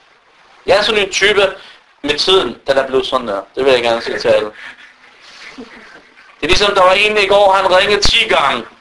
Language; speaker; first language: Danish; non-native, fluent; Arabic